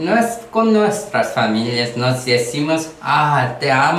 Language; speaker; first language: Spanish; non-native, learner; Korean